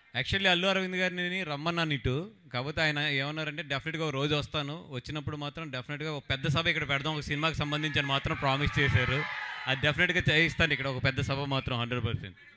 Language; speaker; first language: Telugu; native; Telugu